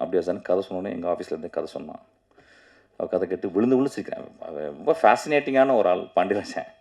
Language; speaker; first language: Tamil; native; Tamil